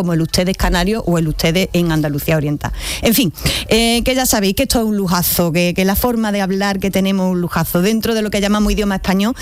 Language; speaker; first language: Spanish; native; Spanish